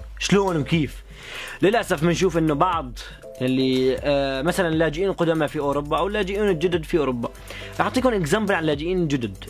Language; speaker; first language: Arabic; native; Arabic